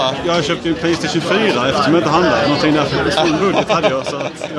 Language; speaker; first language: Swedish; native; Swedish